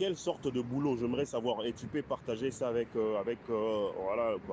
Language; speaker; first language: French; non-native, local second language; Lingala